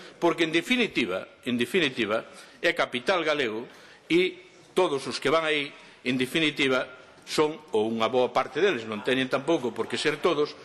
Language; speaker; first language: Galician; native; Galician